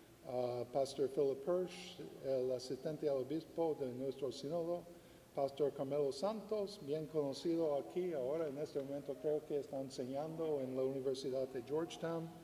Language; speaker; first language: Spanish; non-native, fluent; English